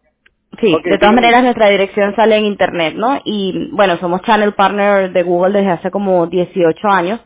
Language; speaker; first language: Spanish; non-native, fluent; English